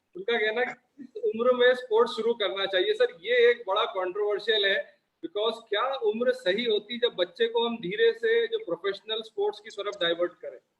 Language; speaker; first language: Hindi; native; Hindi